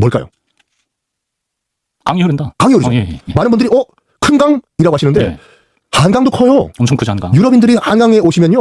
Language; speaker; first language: Korean; native; Korean